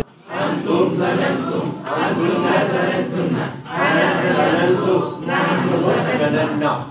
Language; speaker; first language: Arabic; non-native, fluent; Urdu